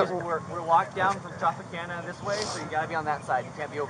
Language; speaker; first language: English; native; English